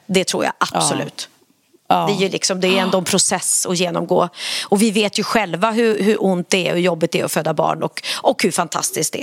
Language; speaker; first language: Swedish; native; Swedish